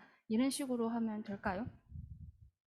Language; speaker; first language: Korean; non-native, fluent; Chinese